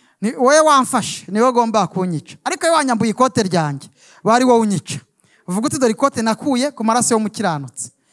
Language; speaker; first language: Kinyarwanda; native; Kinyarwanda